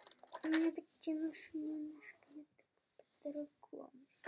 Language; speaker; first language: Russian; early bilingual, heritage; Russian